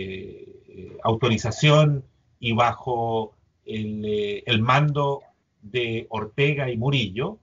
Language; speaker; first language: Spanish; native; Spanish